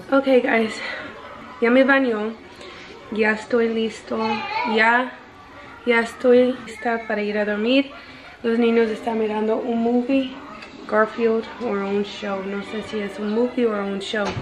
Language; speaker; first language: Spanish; early bilingual, heritage; Spanish